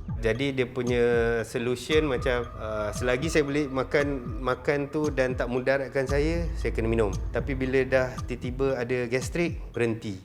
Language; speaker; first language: Malay; native; Malay